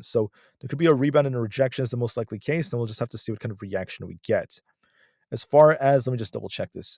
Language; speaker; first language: English; native; English